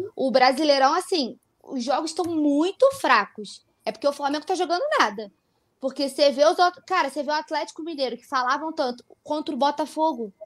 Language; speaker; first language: Portuguese; native; Portuguese